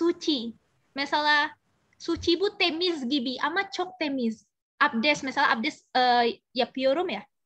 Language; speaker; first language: Turkish; non-native, fluent; Indonesian